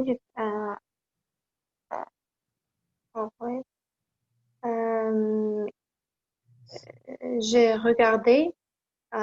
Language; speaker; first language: French; non-native, learner; Kazakh